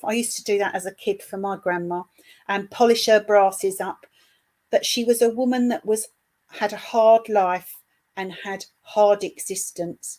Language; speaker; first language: English; native; English